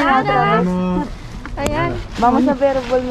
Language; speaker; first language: Spanish; non-native, learner; Filipino